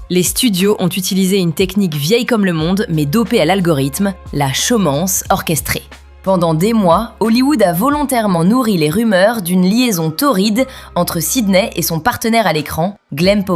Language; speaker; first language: French; native; French